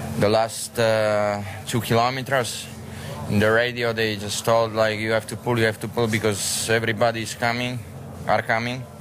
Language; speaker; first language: English; non-native, learner; Slovak